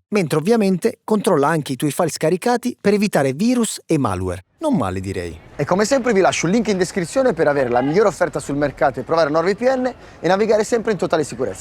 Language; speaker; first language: Italian; native; Italian